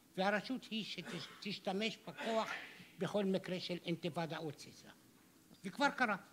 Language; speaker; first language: Hebrew; non-native, local second language; Arabic